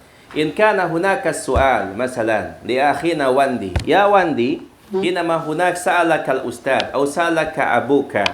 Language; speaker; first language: Arabic; non-native, fluent; Indonesian